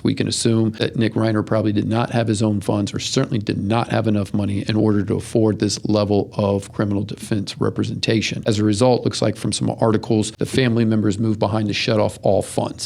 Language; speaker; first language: English; native; English